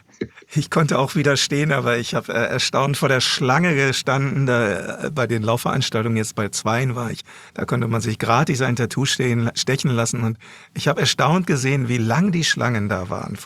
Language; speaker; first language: German; native; German